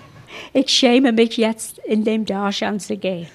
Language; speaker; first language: German; non-native, fluent; English